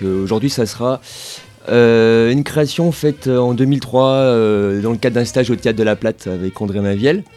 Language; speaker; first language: French; native; French